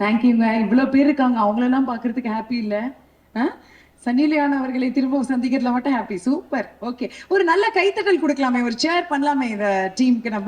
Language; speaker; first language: Tamil; native; Tamil